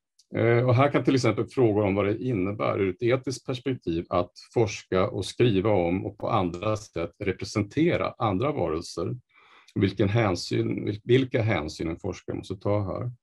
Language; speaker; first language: Swedish; native; Swedish